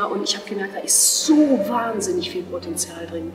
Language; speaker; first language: German; native; German